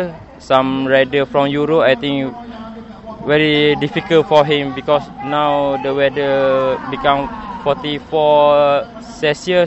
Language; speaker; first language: English; non-native, learner; Malay